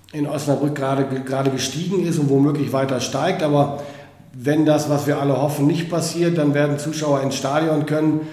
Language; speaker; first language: German; native; German